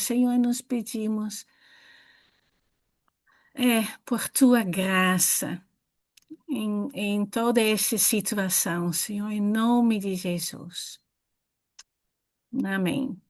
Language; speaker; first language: Portuguese; non-native, fluent; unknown